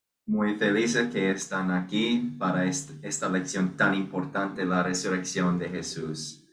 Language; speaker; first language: Spanish; non-native, fluent; English